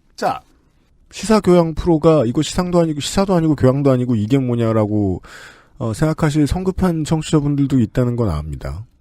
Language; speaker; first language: Korean; native; Korean